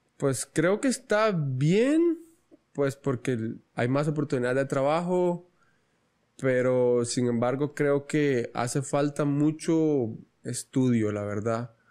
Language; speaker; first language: Spanish; native; Spanish